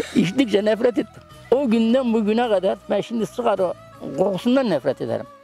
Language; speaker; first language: Turkish; native; Turkish